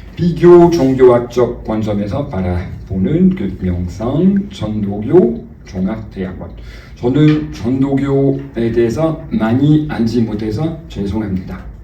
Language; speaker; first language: Korean; non-native, fluent; French